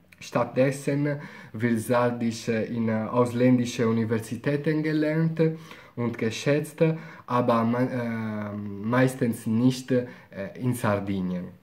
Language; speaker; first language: German; non-native, fluent; Italian